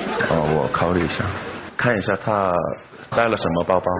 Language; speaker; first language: Chinese; non-native, fluent; Korean